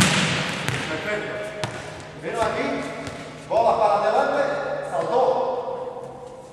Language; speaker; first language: Spanish; non-native, learner; Portuguese